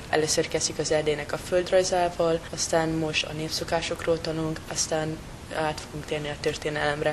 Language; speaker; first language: Hungarian; early bilingual, heritage; English